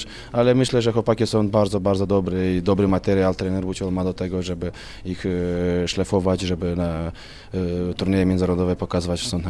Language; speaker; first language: Polish; non-native, learner; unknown